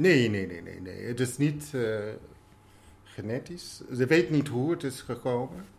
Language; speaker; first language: Dutch; non-native, fluent; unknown